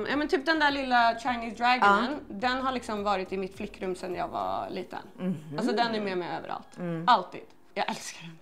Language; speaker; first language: Swedish; non-native, fluent; English